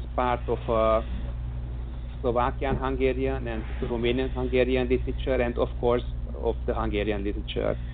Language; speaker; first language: English; non-native, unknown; Hungarian